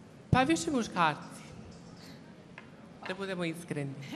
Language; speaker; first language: Serbian; early bilingual, heritage; Serbian